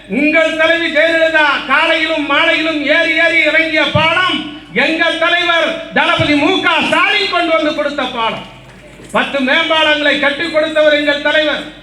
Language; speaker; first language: Tamil; native; Tamil